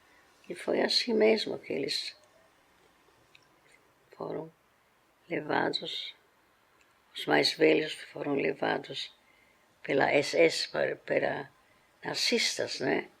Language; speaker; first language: Portuguese; non-native, fluent; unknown